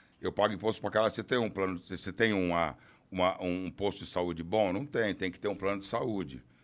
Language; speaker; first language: Portuguese; native; Portuguese